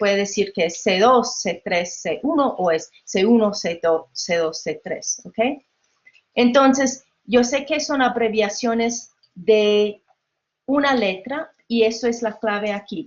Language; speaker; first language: Spanish; non-native, fluent; English